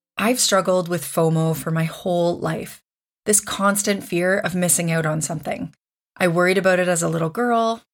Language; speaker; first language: English; native; English